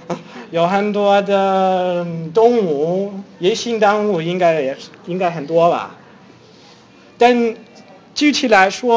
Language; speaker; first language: Chinese; non-native, fluent; English